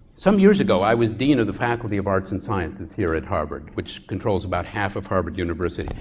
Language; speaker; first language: English; native; English